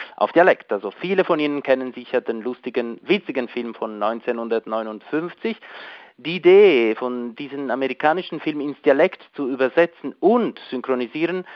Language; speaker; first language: German; non-native, local second language; Italian